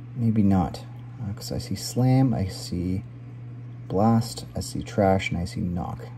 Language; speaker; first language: English; native; English